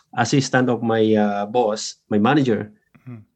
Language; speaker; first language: English; non-native, local second language; Filipino